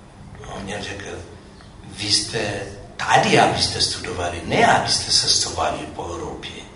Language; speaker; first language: Czech; non-native, fluent; Amharic